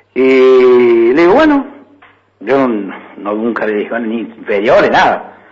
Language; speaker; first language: Spanish; native; Spanish